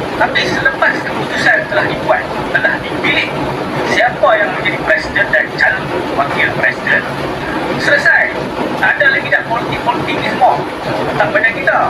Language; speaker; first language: Malay; native; Malay